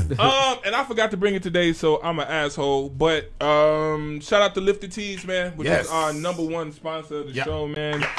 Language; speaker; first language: English; native; English